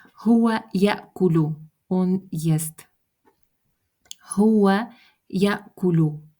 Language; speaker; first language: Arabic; non-native, fluent; Russian